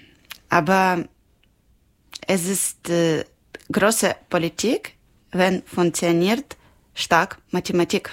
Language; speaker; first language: German; non-native, learner; Ukrainian